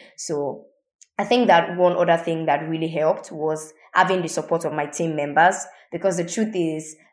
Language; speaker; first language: English; non-native, local second language; Yoruba